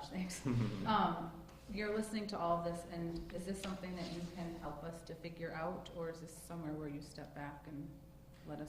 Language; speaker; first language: English; native; English